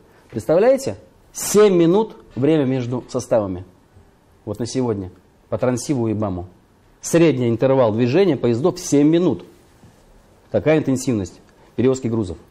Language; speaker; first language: Russian; native; Russian